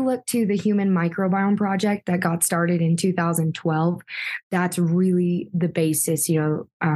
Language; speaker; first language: English; native; English